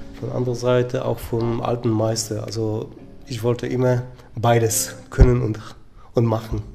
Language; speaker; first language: German; non-native, fluent; Polish